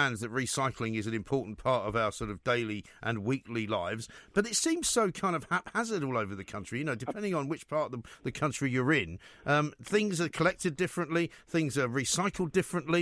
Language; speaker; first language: English; native; English